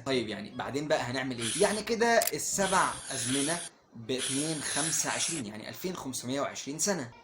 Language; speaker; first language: Arabic; native; Arabic